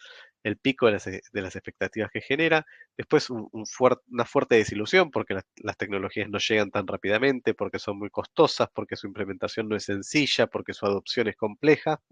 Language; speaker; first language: Spanish; native; Spanish